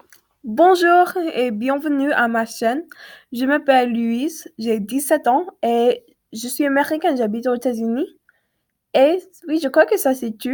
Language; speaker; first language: French; non-native, learner; English